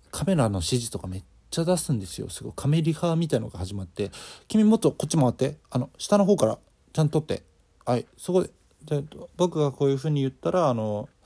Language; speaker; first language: Japanese; native; Japanese